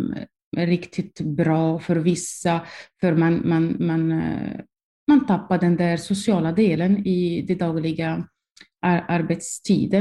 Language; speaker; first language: Swedish; non-native, fluent; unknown